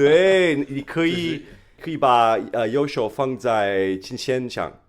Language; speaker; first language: Chinese; non-native, fluent; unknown